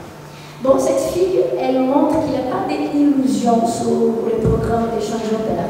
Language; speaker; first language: French; non-native, fluent; Portuguese